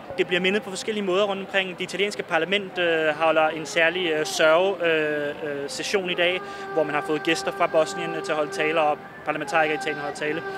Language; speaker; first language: Danish; early bilingual, other home language; Bosnian